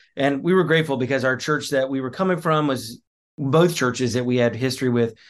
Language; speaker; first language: English; native; English